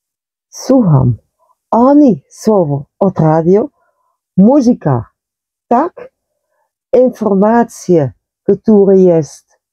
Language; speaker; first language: Polish; non-native, learner; Dutch